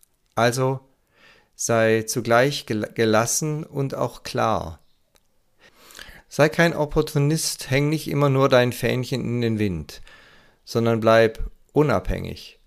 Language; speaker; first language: German; native; German